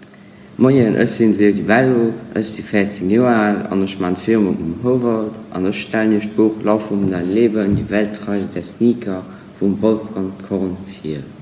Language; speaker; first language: German; non-native, local second language; Luxembourgish